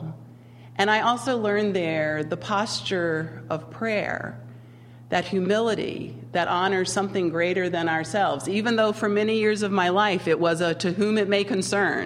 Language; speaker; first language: English; native; English